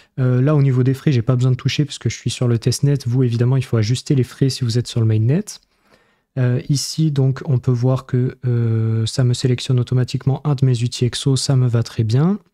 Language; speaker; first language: French; native; French